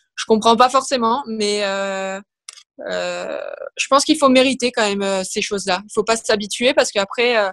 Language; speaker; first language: French; native; French